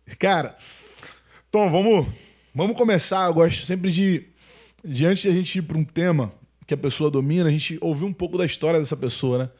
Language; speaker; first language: Portuguese; native; Portuguese